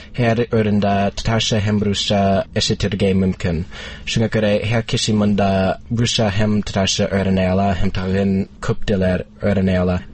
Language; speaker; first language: Tatar; non-native, fluent; English